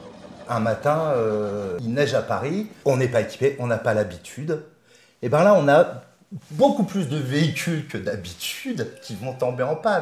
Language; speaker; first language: French; native; French